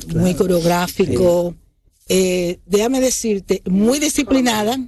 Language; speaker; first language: Spanish; native; Spanish